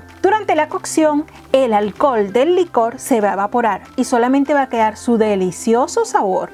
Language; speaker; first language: Spanish; native; Spanish